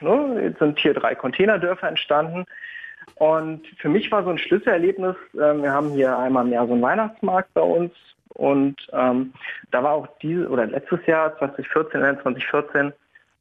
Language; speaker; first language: German; native; German